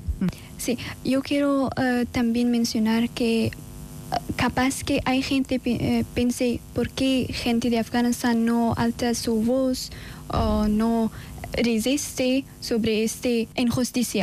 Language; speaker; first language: Spanish; non-native, learner; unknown